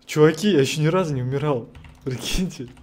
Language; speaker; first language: Russian; native; Russian